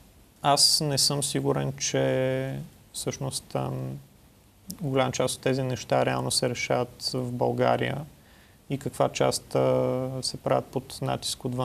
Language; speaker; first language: Bulgarian; native; Bulgarian